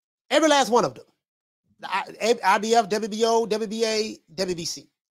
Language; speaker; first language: English; native; English